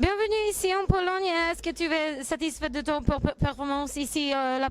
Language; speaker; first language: French; non-native, learner; Polish